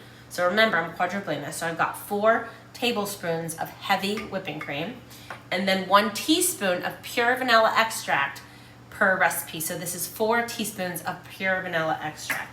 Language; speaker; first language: English; native; English